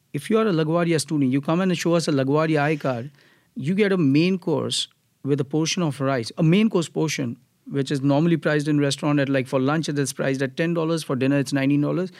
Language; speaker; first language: English; non-native, local second language; Gujarati